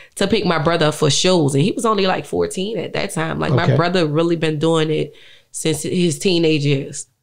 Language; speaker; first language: English; native; English